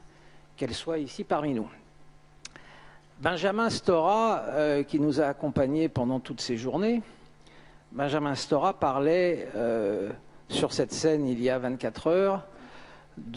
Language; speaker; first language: French; native; French